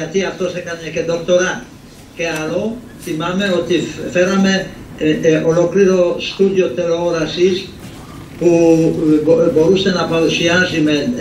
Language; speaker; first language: Greek; non-native, fluent; Polish